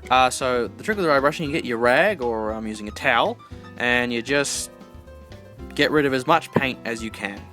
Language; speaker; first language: English; native; English